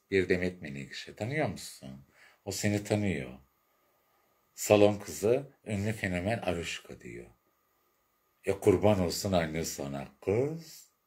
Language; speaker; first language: Turkish; non-native, local second language; Arabic